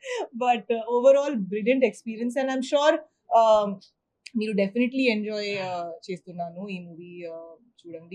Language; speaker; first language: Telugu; non-native, learner; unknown